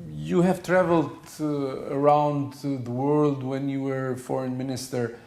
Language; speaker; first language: English; non-native, fluent; Albanian